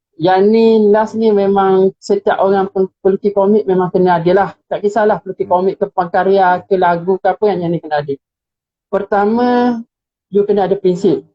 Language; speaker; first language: Malay; native; Malay